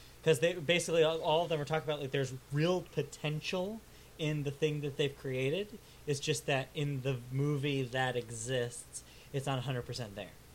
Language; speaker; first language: English; native; English